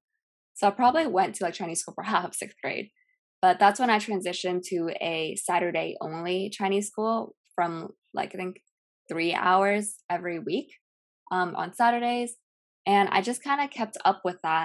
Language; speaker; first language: English; early bilingual, other home language; Cantonese